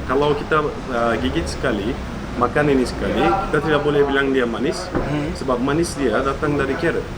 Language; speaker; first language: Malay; non-native, fluent; Turkish